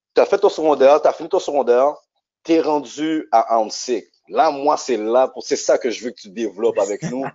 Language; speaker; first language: French; native; French